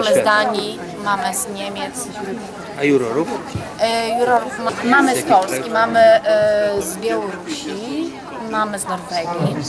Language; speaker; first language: Polish; native; Polish